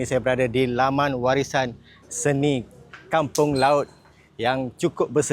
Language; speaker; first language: Malay; native; Malay